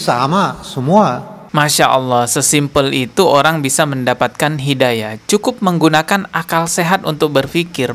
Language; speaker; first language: Indonesian; native; Indonesian